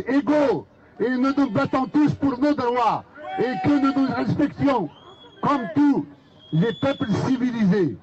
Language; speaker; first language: French; non-native, local second language; Kabyle